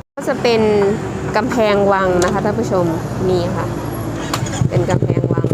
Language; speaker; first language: Thai; native; Thai